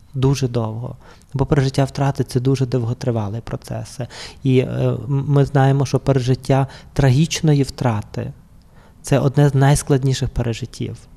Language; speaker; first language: Ukrainian; native; Ukrainian